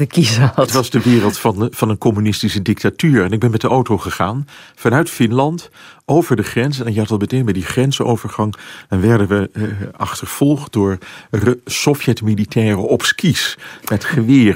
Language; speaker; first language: Dutch; native; Dutch